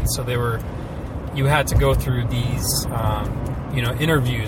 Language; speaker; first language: English; early bilingual, other home language; Ukrainian